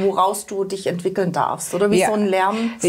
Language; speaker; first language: German; native; German